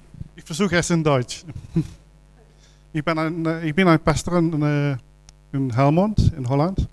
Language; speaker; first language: German; non-native, learner; Dutch